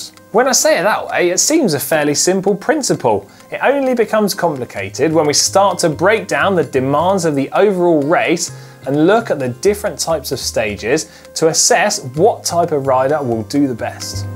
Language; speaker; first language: English; native; English